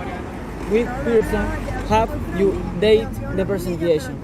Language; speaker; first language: English; non-native, learner; Spanish